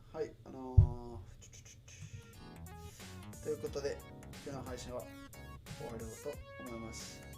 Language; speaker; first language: Japanese; non-native, learner; English